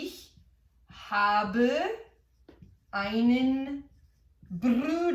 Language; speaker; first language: German; non-native, fluent; English